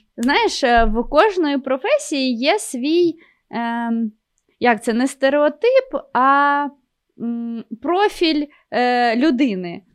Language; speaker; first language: Ukrainian; non-native, local second language; Russian